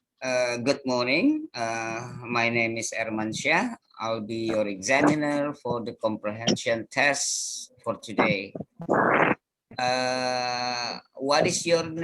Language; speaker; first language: English; non-native, fluent; Indonesian